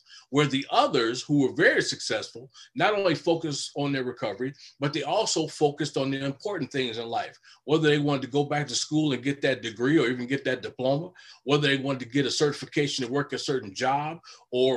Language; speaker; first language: English; native; English